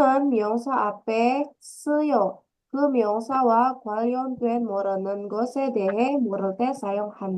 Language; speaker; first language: Korean; non-native, fluent; Indonesian